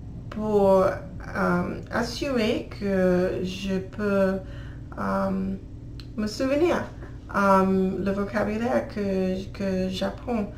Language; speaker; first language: French; non-native, learner; English